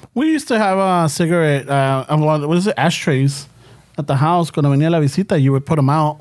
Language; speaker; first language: English; early bilingual, other home language; Spanish